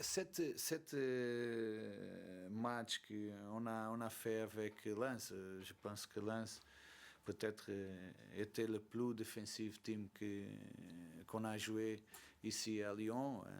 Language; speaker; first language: French; non-native, learner; Portuguese